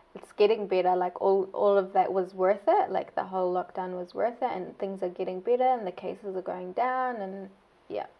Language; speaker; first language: English; non-native, fluent; Arabic